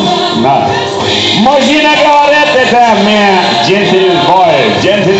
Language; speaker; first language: Russian; non-native, learner; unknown